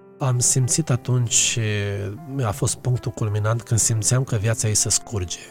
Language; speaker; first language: Romanian; native; Romanian